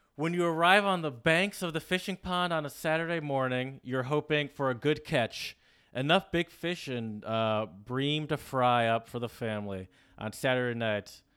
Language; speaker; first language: English; native; English